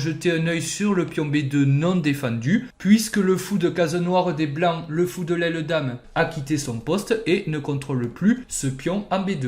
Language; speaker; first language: French; native; French